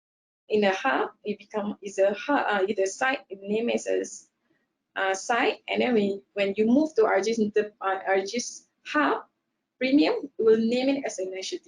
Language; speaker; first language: English; non-native, local second language; Malay